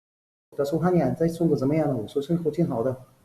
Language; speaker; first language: Chinese; non-native, fluent; Arabic